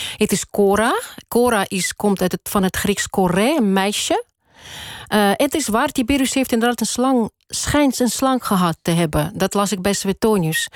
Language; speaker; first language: Dutch; non-native, fluent; Russian